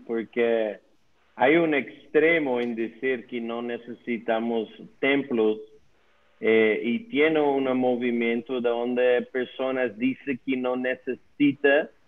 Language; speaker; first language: Spanish; non-native, learner; Dutch